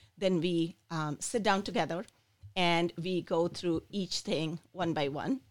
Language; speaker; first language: English; non-native, local second language; Bangla